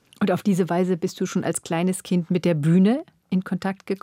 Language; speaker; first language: German; native; German